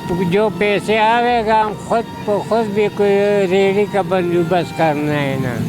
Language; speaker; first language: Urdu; non-native, local second language; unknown